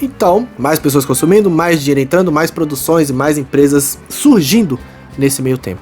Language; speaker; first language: Portuguese; native; Portuguese